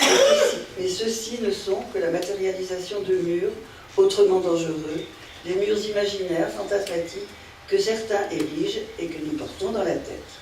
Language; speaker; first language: French; native; French